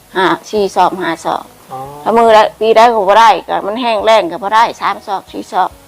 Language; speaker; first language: Lao; non-native, learner; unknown